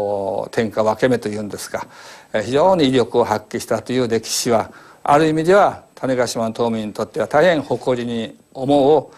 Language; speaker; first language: Japanese; native; Japanese